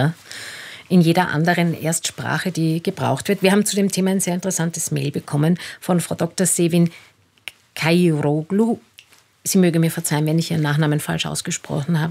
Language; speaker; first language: German; native; German